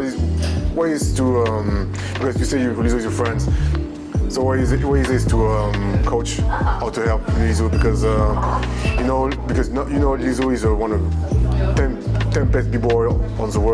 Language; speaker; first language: English; non-native, fluent; French